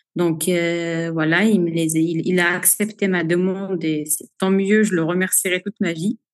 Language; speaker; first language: French; non-native, local second language; Arabic